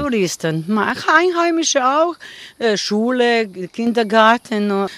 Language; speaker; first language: German; non-native, learner; Croatian